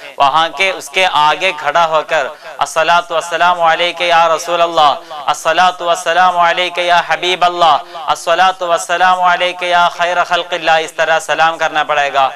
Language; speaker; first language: Urdu; non-native, local second language; Malayalam